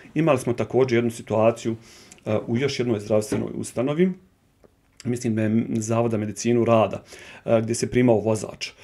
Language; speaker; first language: Bosnian; native; Bosnian